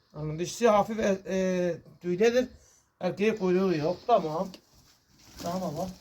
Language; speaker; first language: Turkish; native; Turkish